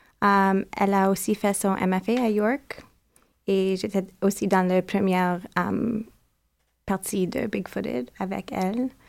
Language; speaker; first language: French; non-native, learner; English